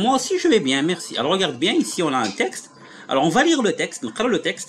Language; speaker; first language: French; non-native, local second language; Arabic